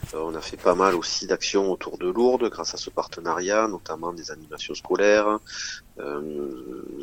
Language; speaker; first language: French; native; French